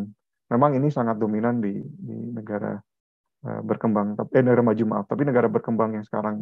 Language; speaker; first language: Indonesian; native; Indonesian